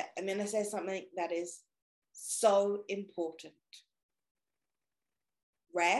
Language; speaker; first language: English; native; English